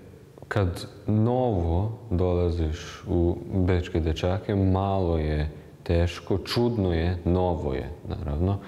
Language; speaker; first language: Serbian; early bilingual, heritage; German